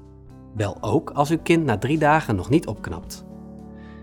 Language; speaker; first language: Dutch; native; Dutch